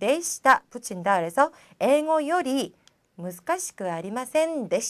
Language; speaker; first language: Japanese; non-native, fluent; Korean